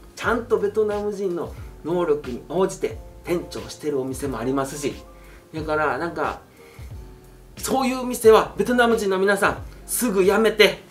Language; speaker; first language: Japanese; native; Japanese